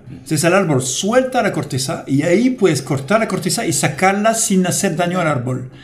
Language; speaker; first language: Spanish; non-native, fluent; French